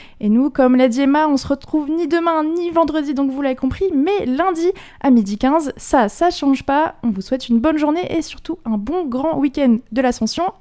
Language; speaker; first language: French; native; French